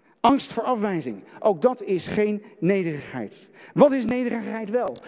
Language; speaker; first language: Dutch; native; Dutch